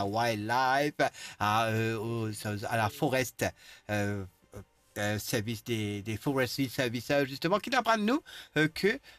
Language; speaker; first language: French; non-native, local second language; Morisyen